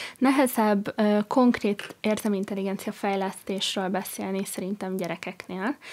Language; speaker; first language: Hungarian; non-native, fluent; English